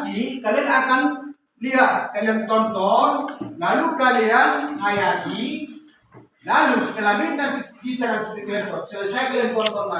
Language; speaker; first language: Indonesian; native; Indonesian